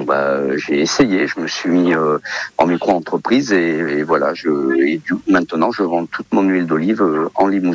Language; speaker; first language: French; early bilingual, other home language; Portuguese